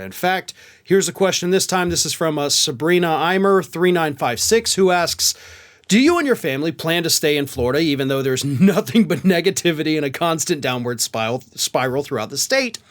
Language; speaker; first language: English; native; English